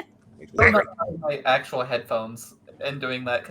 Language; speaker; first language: English; native; English